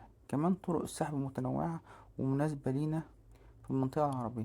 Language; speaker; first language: Arabic; native; Arabic